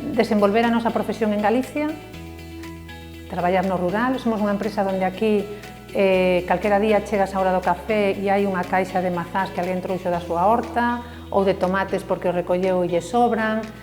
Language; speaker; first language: Galician; native; Galician